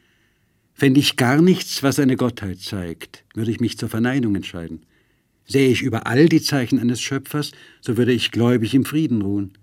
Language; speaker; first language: German; native; German